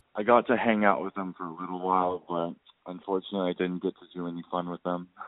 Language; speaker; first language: English; native; English